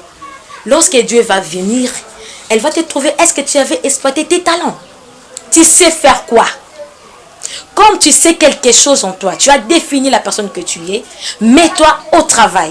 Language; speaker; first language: French; non-native, local second language; Lingala